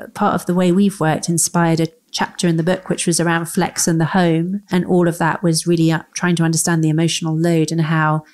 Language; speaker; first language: English; native; English